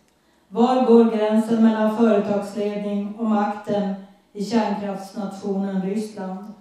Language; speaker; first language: Swedish; native; Swedish